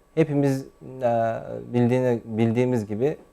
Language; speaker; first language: Turkish; non-native, fluent; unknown